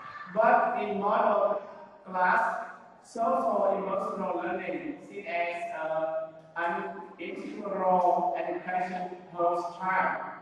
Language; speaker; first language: English; non-native, learner; Vietnamese